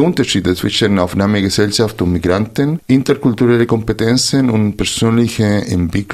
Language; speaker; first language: German; non-native, fluent; Spanish